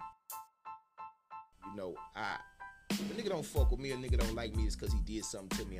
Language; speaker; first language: English; native; English